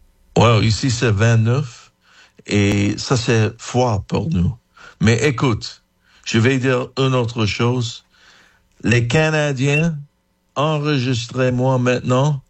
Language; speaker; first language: French; non-native, fluent; English